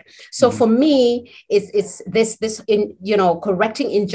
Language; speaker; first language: English; non-native, local second language; Zulu